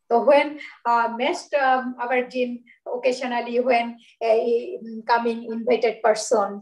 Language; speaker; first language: English; non-native, learner; Bangla